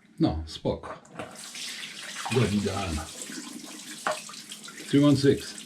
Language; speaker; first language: Polish; native; Polish